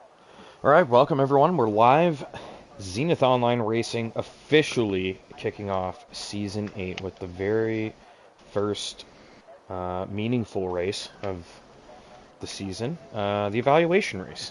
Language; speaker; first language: English; native; English